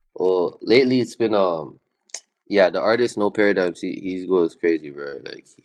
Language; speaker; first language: English; native; English